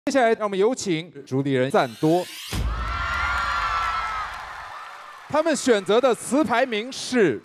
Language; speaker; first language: Chinese; native; Chinese